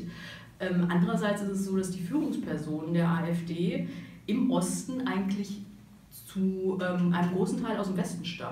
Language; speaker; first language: German; native; German